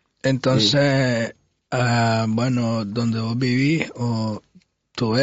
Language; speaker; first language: Spanish; native; Spanish